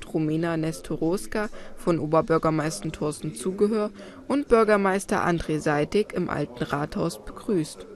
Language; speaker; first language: German; native; German